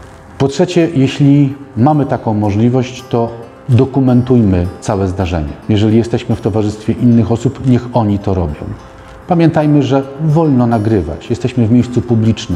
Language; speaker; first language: Polish; native; Polish